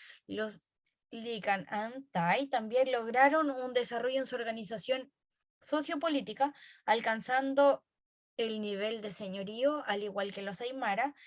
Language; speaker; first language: Spanish; native; Spanish